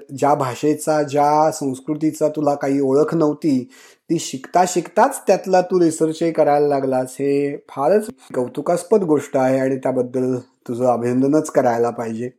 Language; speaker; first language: Marathi; native; Marathi